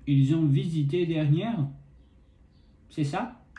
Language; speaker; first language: French; non-native, learner; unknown